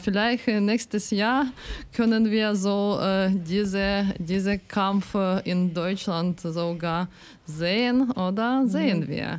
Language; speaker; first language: German; non-native, learner; Ukrainian